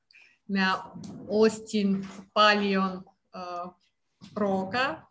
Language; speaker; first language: Finnish; non-native, learner; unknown